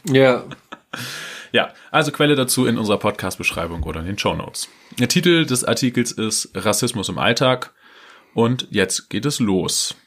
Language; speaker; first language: German; native; German